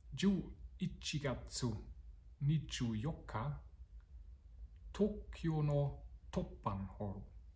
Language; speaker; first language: Japanese; non-native, learner; German